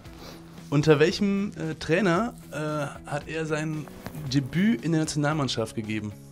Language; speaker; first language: German; native; German